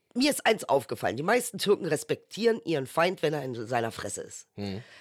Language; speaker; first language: German; early bilingual, other home language; Turkish